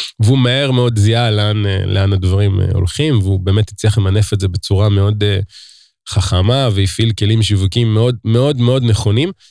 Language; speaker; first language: Hebrew; native; Hebrew